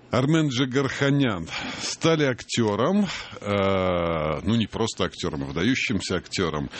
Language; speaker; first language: Russian; native; Russian